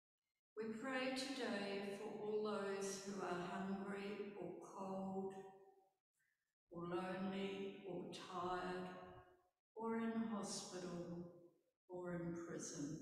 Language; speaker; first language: English; native; English